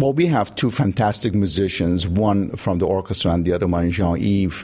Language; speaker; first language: English; non-native, fluent; Persian